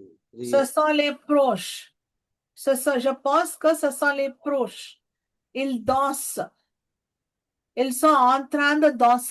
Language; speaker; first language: French; non-native, fluent; Telugu